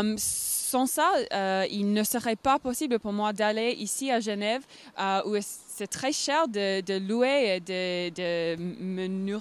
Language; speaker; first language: French; non-native, fluent; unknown